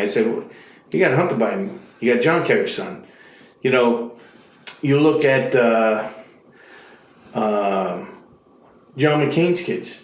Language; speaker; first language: English; native; English